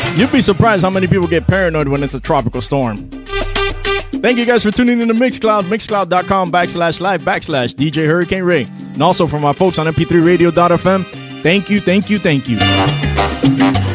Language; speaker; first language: English; native; English